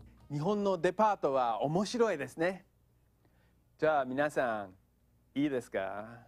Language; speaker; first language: Japanese; non-native, fluent; English